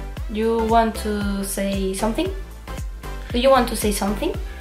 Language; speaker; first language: English; non-native, learner; Spanish